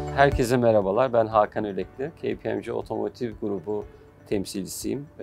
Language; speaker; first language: Turkish; native; Turkish